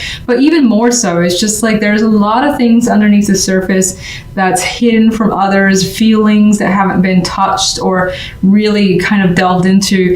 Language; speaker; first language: English; native; English